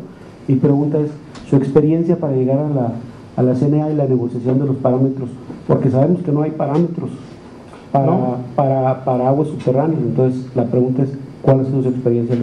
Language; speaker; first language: Spanish; native; Spanish